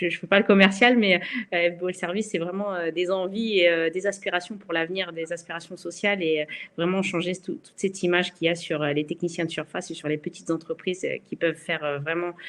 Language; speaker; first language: French; native; French